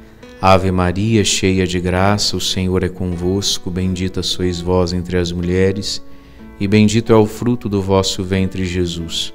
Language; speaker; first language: Portuguese; native; Portuguese